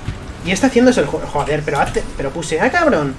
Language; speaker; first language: Spanish; native; Spanish